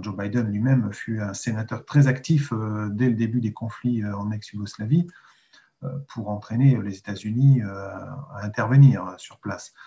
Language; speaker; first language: French; native; French